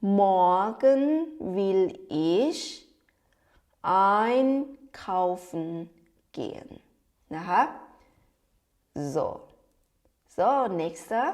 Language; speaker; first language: German; non-native, fluent; Thai